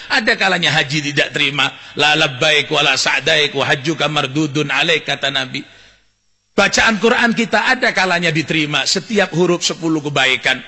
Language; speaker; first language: Indonesian; non-native, local second language; Javanese